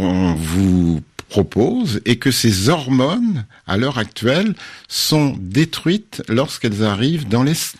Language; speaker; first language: French; native; French